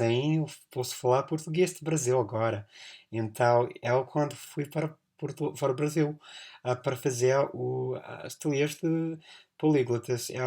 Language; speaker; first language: Portuguese; non-native, fluent; English